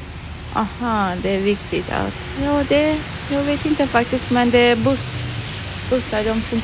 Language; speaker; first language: Swedish; non-native, learner; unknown